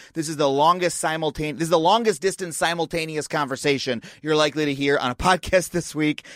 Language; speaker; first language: English; native; English